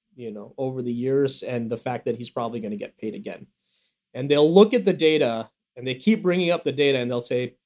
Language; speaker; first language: English; native; English